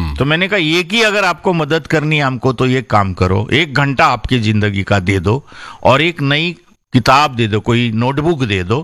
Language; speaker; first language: Hindi; non-native, local second language; Marathi